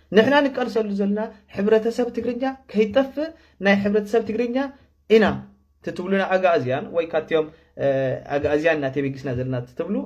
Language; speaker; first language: Tigrinya; non-native, local second language; Afar